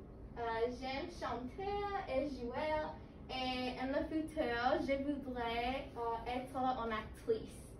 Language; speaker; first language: French; non-native, learner; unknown